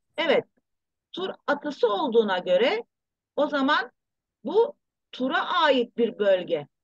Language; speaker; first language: Turkish; early bilingual, heritage; Turkish